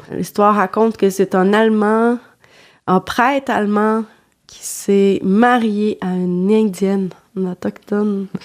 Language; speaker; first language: French; non-native, fluent; Portuguese